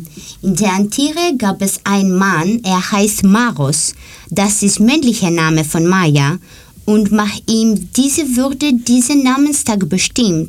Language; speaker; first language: German; non-native, learner; Greek